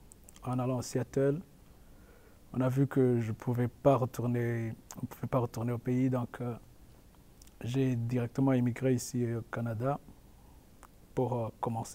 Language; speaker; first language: French; non-native, local second language; Rundi